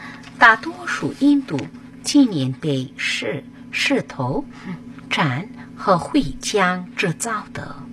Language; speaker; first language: Chinese; non-native, learner; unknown